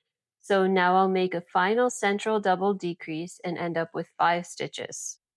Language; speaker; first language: English; native; English